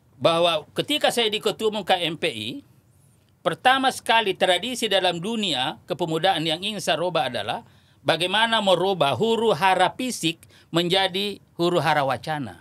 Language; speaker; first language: Indonesian; non-native, local second language; Buginese